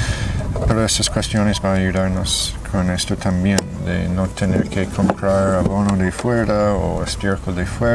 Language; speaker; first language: Spanish; non-native, fluent; English